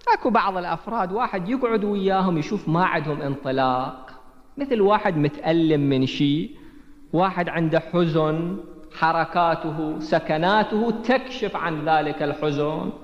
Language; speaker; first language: Arabic; native; Arabic